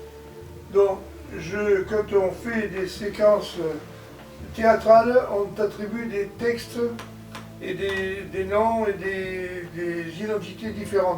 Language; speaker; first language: French; native; French